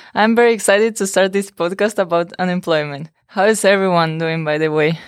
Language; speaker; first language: English; non-native, fluent; Spanish